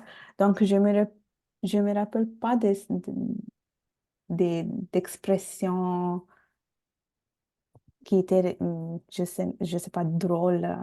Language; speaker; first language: French; non-native, fluent; Bangla